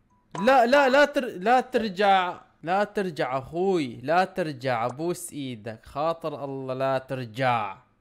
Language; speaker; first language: Arabic; native; Arabic